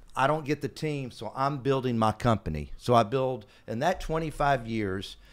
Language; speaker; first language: English; native; English